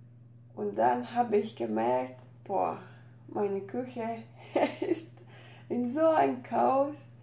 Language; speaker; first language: German; non-native, fluent; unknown